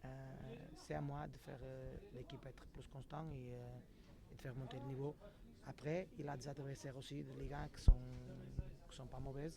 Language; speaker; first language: French; non-native, learner; Portuguese